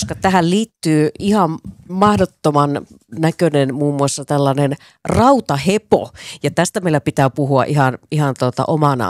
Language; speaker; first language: Finnish; native; Finnish